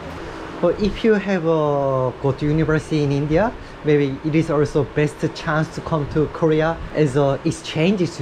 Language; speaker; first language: English; non-native, learner; Korean